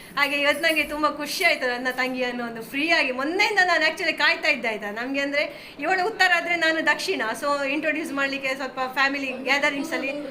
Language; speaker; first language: Kannada; native; Kannada